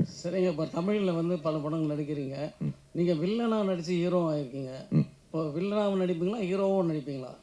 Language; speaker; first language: Tamil; native; Tamil